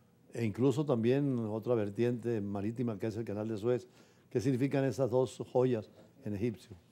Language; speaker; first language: Spanish; native; Spanish